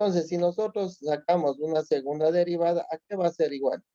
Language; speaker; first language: Spanish; native; Spanish